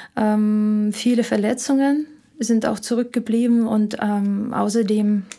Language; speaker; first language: German; non-native, fluent; Ukrainian